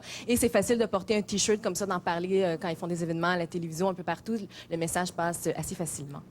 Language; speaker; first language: French; native; French